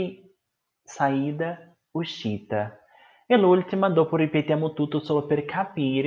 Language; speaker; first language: Italian; non-native, learner; Portuguese